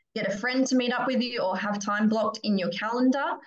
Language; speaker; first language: English; native; English